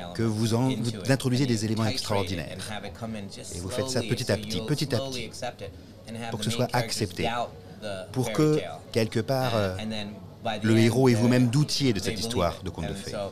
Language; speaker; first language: French; non-native, fluent; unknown